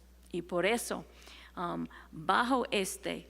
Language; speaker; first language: Spanish; non-native, fluent; English